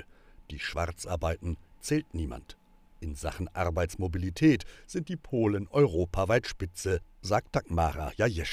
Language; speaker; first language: German; native; German